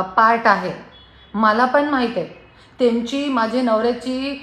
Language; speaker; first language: Marathi; non-native, local second language; Hindi